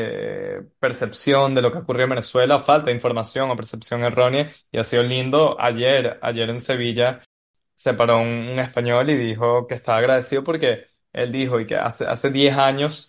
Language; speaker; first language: Spanish; native; Spanish